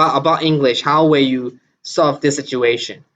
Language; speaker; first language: English; non-native, fluent; Burmese